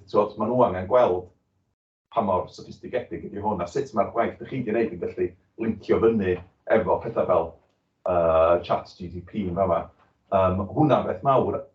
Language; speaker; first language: Welsh; native; Welsh